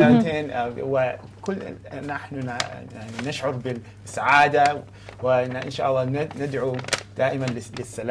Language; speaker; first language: Arabic; non-native, learner; English